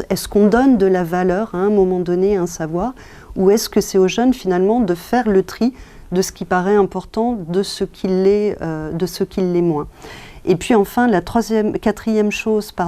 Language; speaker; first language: French; native; French